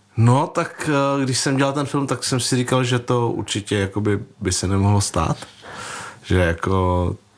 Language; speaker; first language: Czech; early bilingual, other home language; Vietnamese